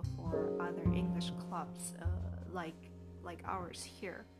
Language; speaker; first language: English; non-native, fluent; Indonesian